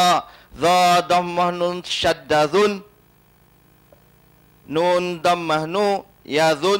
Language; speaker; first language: Arabic; non-native, learner; Malay